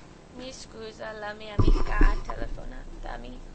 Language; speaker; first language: Italian; non-native, learner; English